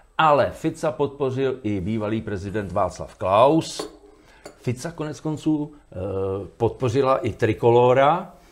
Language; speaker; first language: Czech; native; Czech